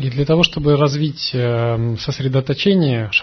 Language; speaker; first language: Russian; native; Russian